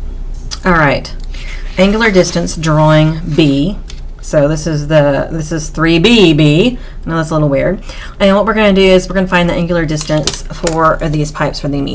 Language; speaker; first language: English; native; English